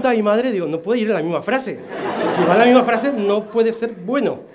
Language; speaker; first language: Spanish; non-native, fluent; Chinese